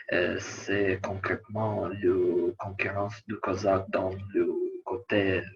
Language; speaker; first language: French; non-native, learner; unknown